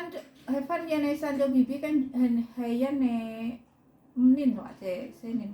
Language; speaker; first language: Cantonese; non-native, learner; Indonesian